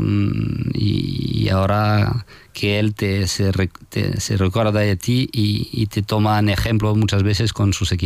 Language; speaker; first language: Spanish; non-native, fluent; French